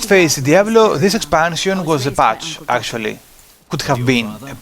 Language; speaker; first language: English; non-native, fluent; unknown